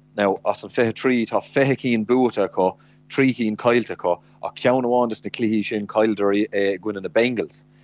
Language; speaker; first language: Irish; native; Irish